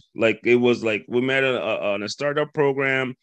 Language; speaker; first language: English; non-native, fluent; Spanish